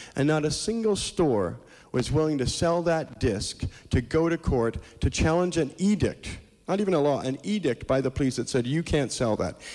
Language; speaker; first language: English; native; English